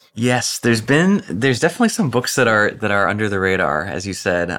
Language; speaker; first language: English; native; English